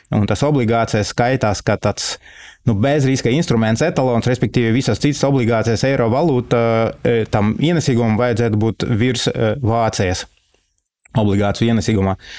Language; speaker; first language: Latvian; non-native, local second language; Russian